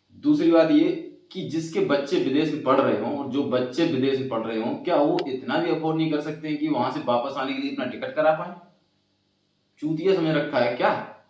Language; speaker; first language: Hindi; native; Hindi